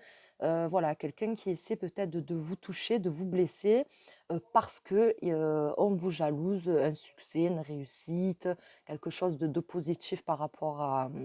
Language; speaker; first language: French; native; French